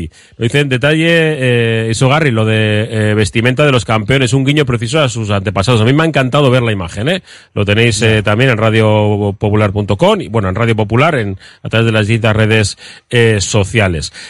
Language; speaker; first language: Spanish; native; Spanish